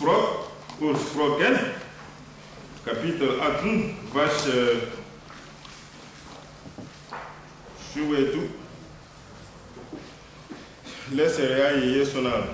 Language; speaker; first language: Swedish; non-native, learner; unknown